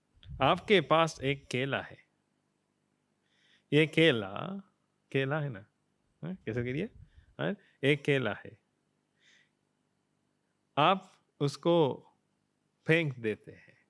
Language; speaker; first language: Hindi; non-native, fluent; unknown